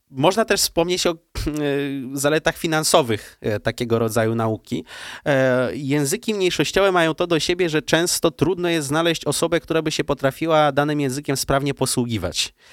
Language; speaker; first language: Polish; early bilingual, heritage; Russian